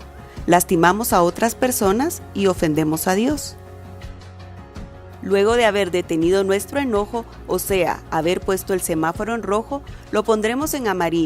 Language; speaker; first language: Spanish; native; Spanish